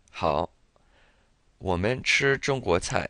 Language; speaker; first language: Chinese; non-native, fluent; English